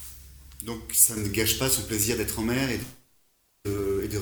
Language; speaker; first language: French; native; French